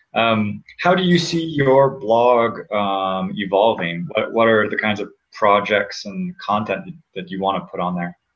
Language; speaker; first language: English; native; English